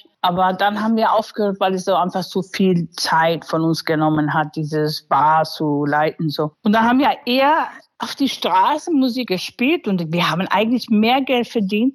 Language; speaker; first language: German; non-native, fluent; English